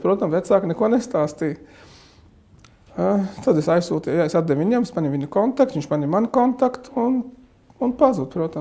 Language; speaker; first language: Latvian; non-native, fluent; Arabic